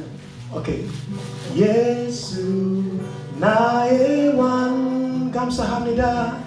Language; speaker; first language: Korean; non-native, learner; English